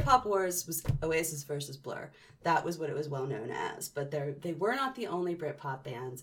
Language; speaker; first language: English; native; English